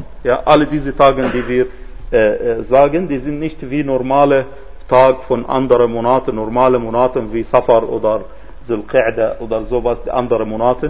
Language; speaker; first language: German; non-native, fluent; Arabic